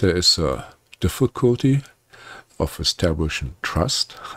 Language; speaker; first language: English; non-native, fluent; German